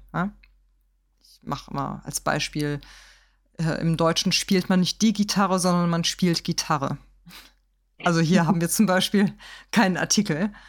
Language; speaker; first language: German; native; German